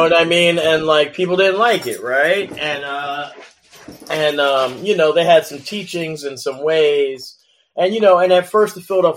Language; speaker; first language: English; native; English